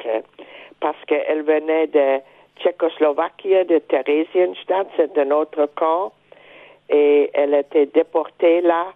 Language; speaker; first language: French; non-native, fluent; German